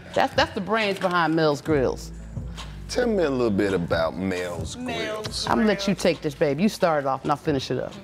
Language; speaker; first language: English; native; English